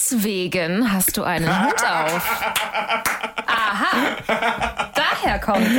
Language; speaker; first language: German; native; German